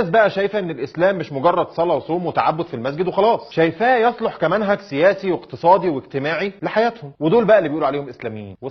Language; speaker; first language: Arabic; native; Arabic